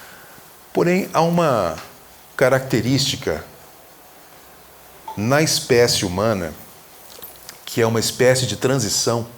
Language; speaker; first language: Portuguese; native; Portuguese